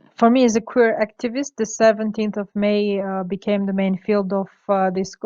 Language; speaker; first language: English; non-native, fluent; Georgian